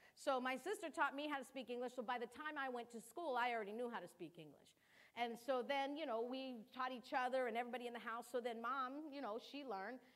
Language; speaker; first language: English; early bilingual, other home language; Kabuverdianu